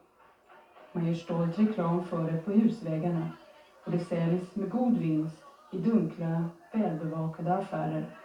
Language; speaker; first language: Swedish; native; Swedish